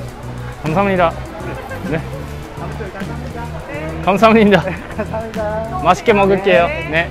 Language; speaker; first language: Korean; non-native, fluent; Japanese